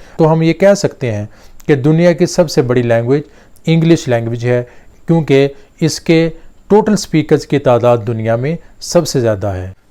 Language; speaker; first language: Urdu; native; Urdu